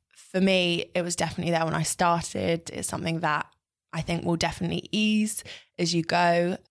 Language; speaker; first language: English; native; English